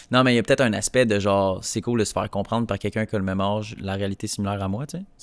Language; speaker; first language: French; native; French